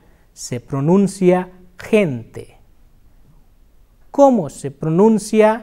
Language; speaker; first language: Spanish; non-native, fluent; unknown